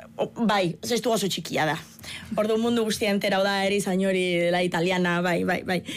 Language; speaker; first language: Basque; non-native, fluent; Italian